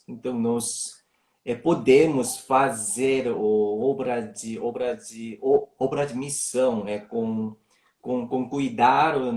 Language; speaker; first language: Portuguese; non-native, learner; Korean